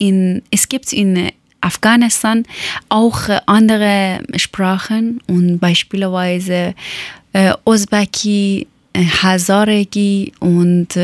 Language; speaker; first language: German; non-native, learner; Persian